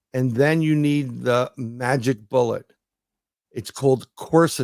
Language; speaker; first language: English; native; English